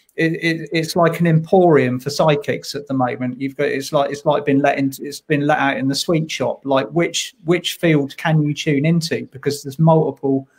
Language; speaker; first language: English; native; English